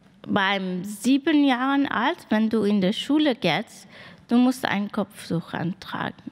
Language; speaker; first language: German; non-native, learner; Persian